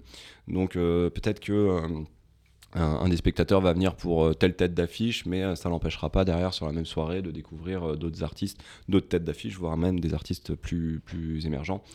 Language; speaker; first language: French; native; French